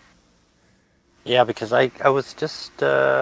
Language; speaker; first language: English; native; English